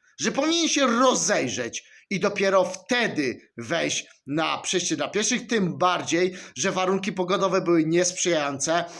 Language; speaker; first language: Polish; native; Polish